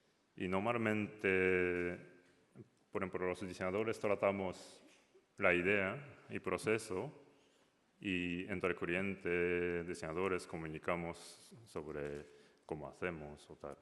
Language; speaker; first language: Spanish; non-native, learner; Japanese